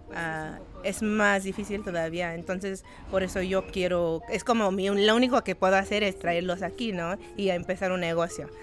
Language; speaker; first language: Spanish; early bilingual, heritage; Spanish